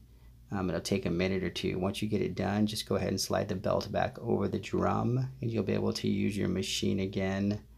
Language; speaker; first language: English; native; English